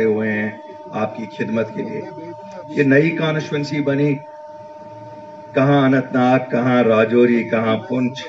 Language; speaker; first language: Hindi; non-native, local second language; Kashmiri